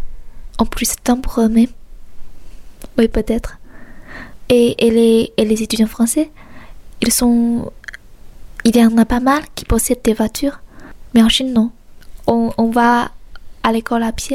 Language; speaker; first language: French; non-native, fluent; Chinese